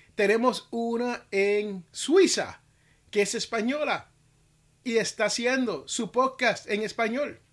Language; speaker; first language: Spanish; native; Spanish